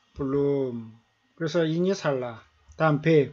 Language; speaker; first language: Korean; native; Korean